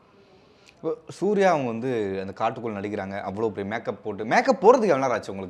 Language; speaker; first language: Tamil; native; Tamil